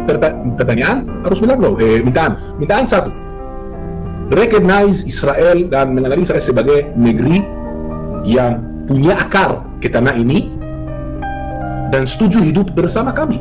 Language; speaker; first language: Indonesian; non-native, fluent; Hebrew